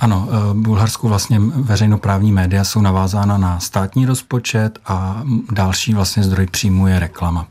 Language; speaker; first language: Czech; native; Czech